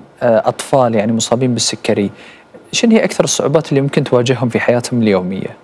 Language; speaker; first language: Arabic; native; Arabic